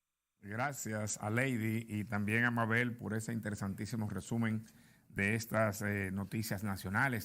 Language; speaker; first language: Spanish; native; Spanish